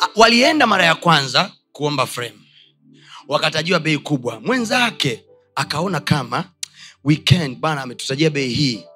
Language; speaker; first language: English; non-native, local second language; Swahili